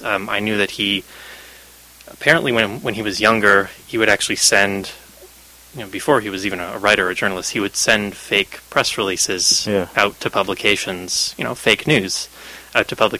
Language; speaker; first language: English; native; English